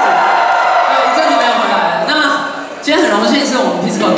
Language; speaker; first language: Chinese; native; Chinese